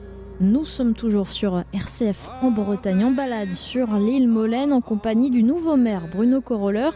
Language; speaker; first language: French; native; French